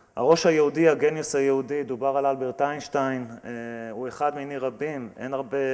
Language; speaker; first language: Hebrew; native; Hebrew